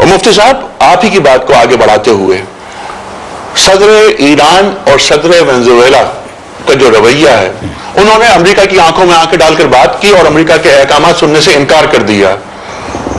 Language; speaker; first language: Urdu; native; Urdu